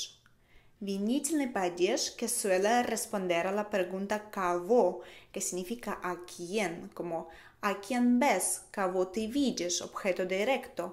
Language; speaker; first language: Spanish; non-native, fluent; Russian